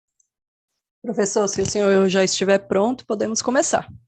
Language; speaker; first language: Portuguese; native; Portuguese